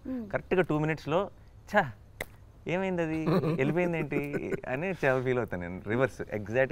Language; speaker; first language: Telugu; native; Telugu